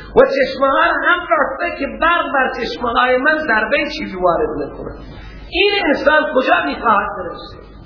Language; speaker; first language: Persian; non-native, local second language; Baluchi